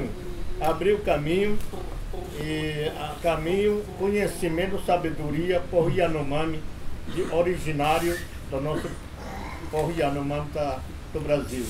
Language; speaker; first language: Portuguese; non-native, local second language; Yanomámi